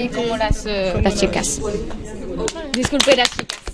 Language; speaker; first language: Spanish; non-native, learner; French